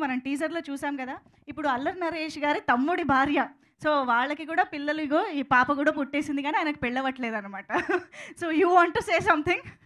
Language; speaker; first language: Telugu; native; Telugu